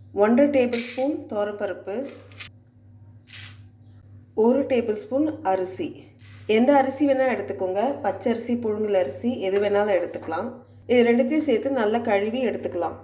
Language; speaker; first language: Tamil; native; Tamil